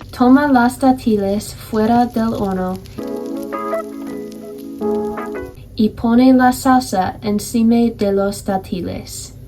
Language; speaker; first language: Spanish; non-native, learner; English